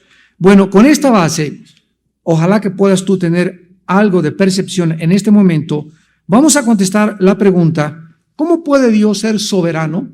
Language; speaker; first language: Spanish; native; Spanish